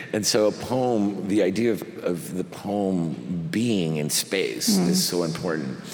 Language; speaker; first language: English; early bilingual, other home language; Spanish